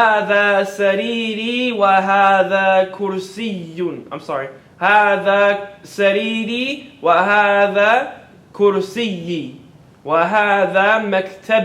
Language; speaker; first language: Arabic; non-native, fluent; English